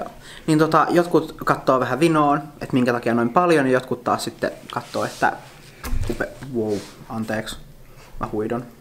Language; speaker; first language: Finnish; native; Finnish